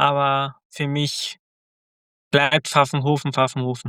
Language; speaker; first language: German; early bilingual, other home language; Croatian